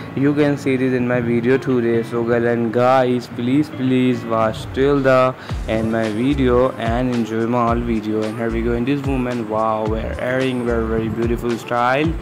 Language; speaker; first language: English; non-native, learner; Urdu